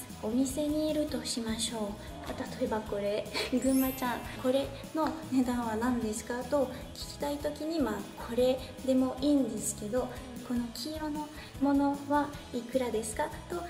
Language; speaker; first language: Japanese; non-native, fluent; French